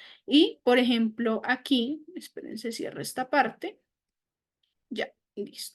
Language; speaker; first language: Spanish; native; Spanish